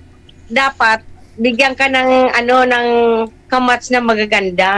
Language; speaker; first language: Filipino; non-native, local second language; Cebuano